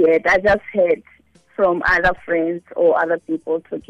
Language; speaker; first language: English; non-native, local second language; Southern Sotho